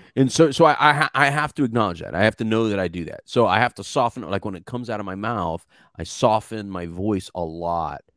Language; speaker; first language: English; native; English